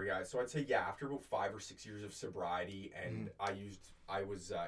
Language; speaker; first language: English; native; English